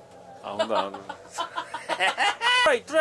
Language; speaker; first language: Korean; native; Korean